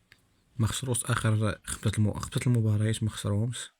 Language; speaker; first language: Arabic; native; Arabic